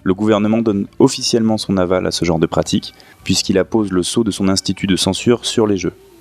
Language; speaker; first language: French; native; French